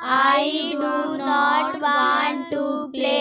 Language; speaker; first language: English; non-native, learner; Hindi